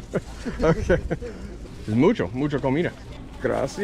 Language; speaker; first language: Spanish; non-native, learner; English